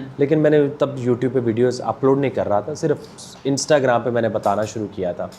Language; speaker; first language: Urdu; non-native, local second language; Punjabi